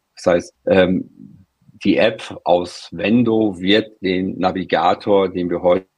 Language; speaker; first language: German; native; German